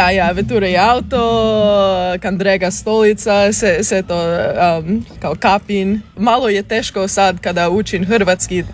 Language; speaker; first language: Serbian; early bilingual, heritage; English